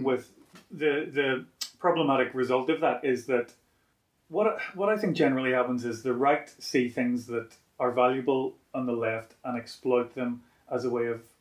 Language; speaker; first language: English; native; English